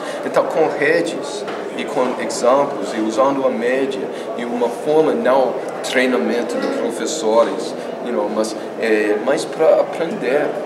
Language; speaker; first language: Portuguese; non-native, fluent; English